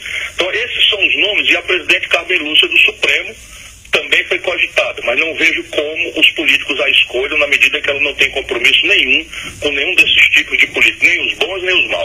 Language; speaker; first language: Portuguese; native; Portuguese